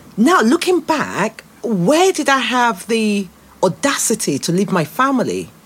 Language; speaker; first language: English; non-native, local second language; Yoruba